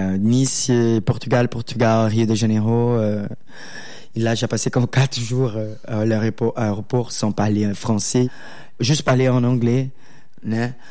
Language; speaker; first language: French; non-native, learner; Portuguese